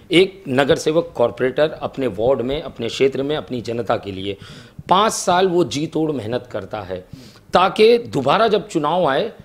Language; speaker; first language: Hindi; non-native, local second language; Marathi